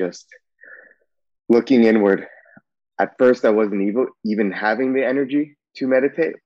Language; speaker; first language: English; native; English